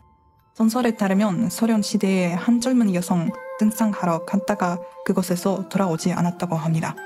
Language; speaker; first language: Korean; non-native, fluent; Kazakh